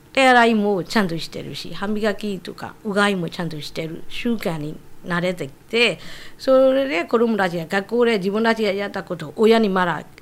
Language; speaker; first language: Japanese; non-native, fluent; Burmese